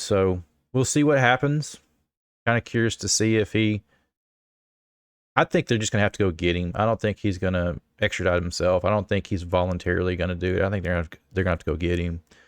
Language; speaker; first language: English; native; English